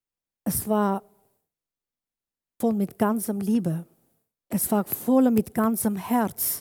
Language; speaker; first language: German; non-native, learner; Kurdish